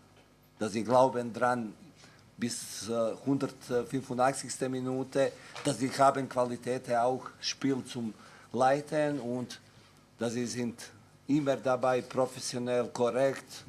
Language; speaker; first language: German; non-native, fluent; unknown